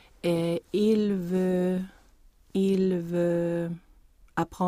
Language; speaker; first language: French; non-native, learner; Swedish